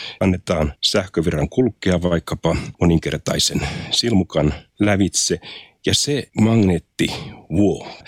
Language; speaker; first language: Finnish; native; Finnish